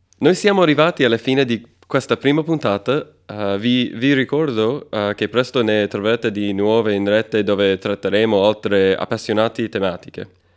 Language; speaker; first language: Italian; non-native, fluent; English